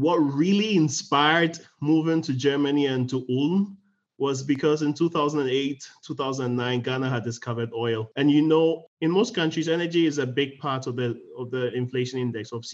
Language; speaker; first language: English; non-native, local second language; Akan